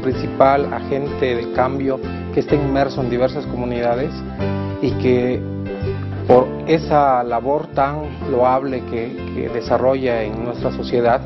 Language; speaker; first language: Spanish; native; Spanish